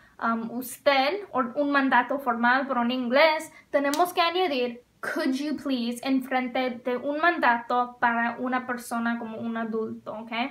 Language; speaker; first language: Spanish; non-native, fluent; English